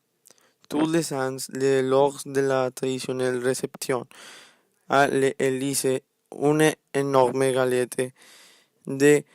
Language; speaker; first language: French; non-native, learner; Spanish